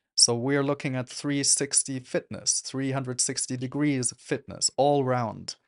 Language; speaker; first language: English; non-native, fluent; German